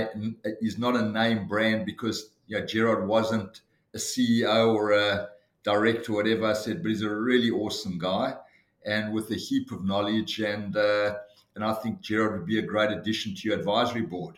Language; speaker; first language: English; native; English